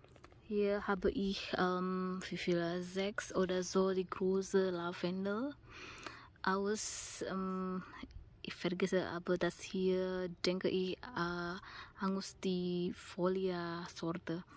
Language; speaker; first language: German; non-native, learner; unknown